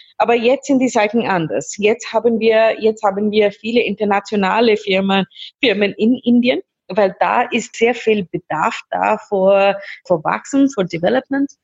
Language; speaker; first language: German; non-native, learner; Hindi